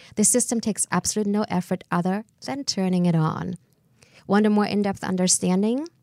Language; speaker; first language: English; non-native, fluent; German